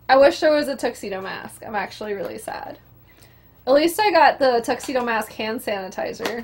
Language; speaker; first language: English; native; English